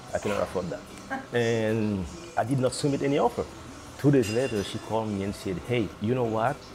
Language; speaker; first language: English; non-native, fluent; Haitian Creole